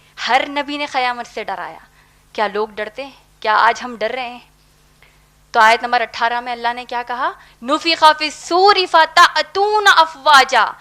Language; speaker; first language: Urdu; native; Urdu